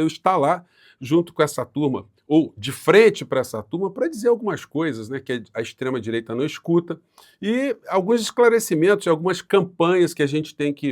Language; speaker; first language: Portuguese; native; Portuguese